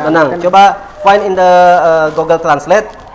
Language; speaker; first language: English; non-native, learner; Indonesian